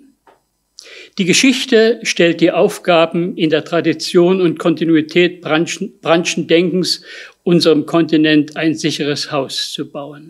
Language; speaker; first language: German; native; German